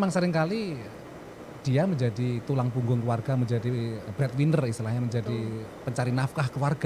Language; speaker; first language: Indonesian; native; Indonesian